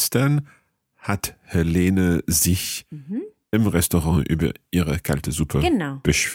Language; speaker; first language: German; non-native, learner; English